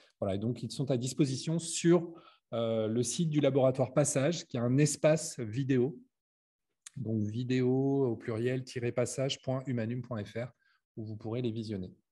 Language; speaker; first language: French; native; French